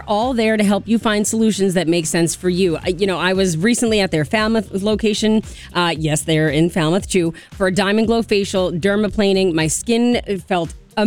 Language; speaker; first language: English; native; English